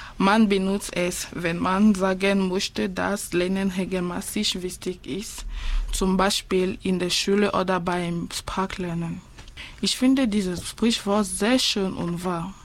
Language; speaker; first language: German; non-native, fluent; French